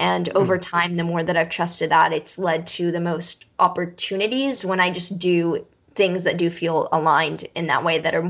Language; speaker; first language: English; native; English